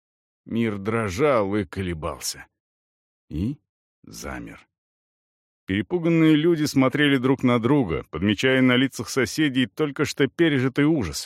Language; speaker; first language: Russian; native; Russian